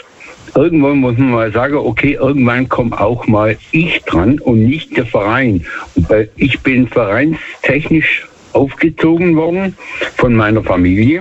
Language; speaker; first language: German; native; German